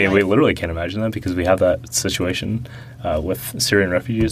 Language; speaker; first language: English; early bilingual, other home language; Russian